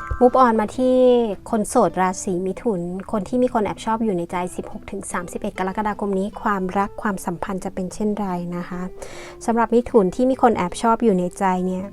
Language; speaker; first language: Thai; native; Thai